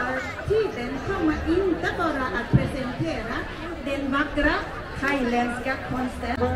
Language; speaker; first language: Swedish; non-native, fluent; Thai